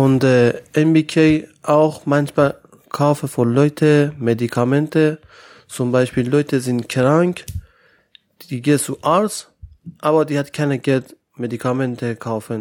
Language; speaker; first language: German; non-native, learner; Persian